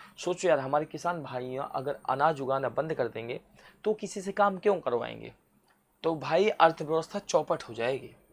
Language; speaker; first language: Hindi; native; Hindi